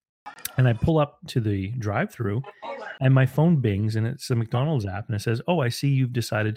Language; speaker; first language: English; native; English